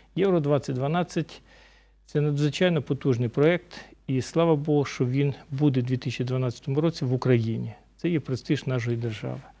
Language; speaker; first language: Ukrainian; native; Ukrainian